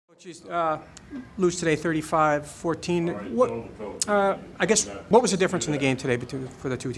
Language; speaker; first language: English; native; English